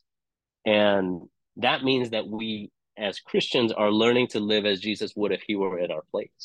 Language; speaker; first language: English; non-native, local second language; Cantonese